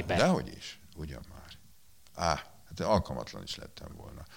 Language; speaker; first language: Hungarian; native; Hungarian